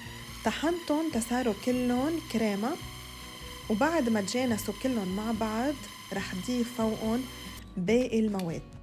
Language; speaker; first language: Arabic; native; Arabic